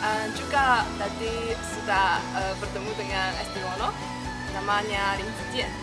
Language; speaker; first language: Indonesian; non-native, learner; Chinese